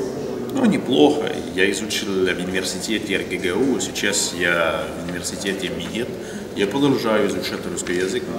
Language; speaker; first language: Russian; non-native, learner; French